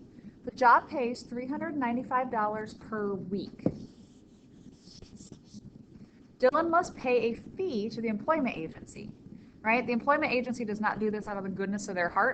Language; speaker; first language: English; native; English